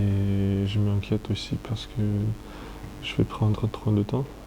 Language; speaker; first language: French; non-native, fluent; Russian